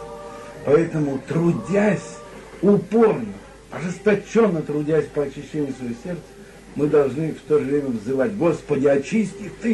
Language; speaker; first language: Russian; native; Russian